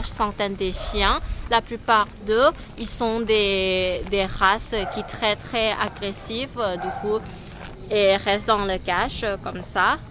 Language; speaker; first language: French; non-native, learner; Thai